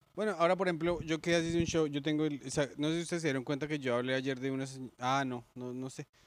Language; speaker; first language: Spanish; native; Spanish